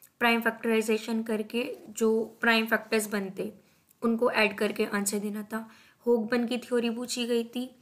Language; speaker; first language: Hindi; native; Hindi